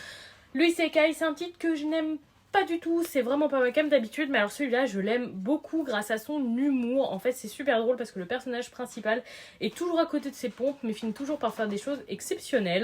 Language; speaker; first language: French; native; French